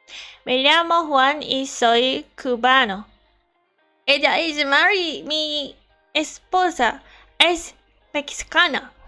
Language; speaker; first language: Spanish; non-native, learner; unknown